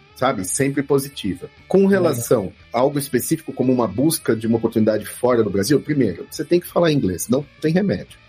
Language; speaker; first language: Portuguese; native; Portuguese